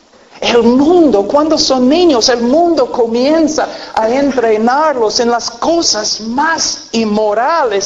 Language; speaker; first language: Spanish; non-native, fluent; English